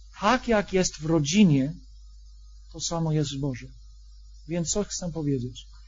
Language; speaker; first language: Polish; non-native, fluent; English